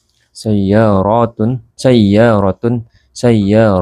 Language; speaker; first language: Arabic; non-native, learner; Indonesian